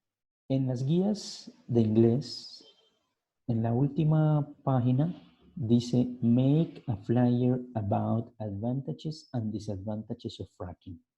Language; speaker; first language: Spanish; native; Spanish